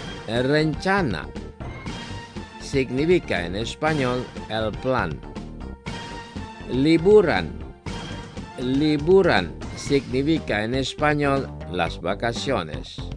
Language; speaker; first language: Spanish; non-native, fluent; Indonesian